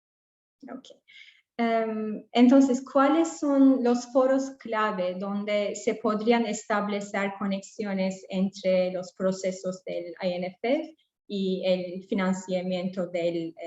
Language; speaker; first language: Spanish; non-native, fluent; English